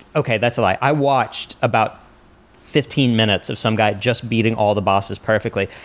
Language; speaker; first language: English; native; English